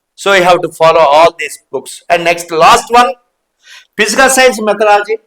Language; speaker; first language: English; non-native, local second language; Telugu